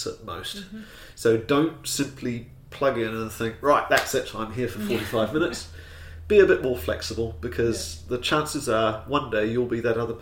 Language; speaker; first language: English; native; English